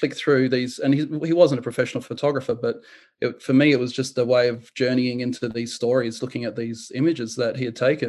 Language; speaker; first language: English; native; English